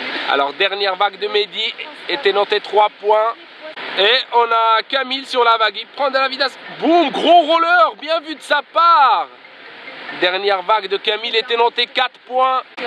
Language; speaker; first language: French; non-native, local second language; Arabic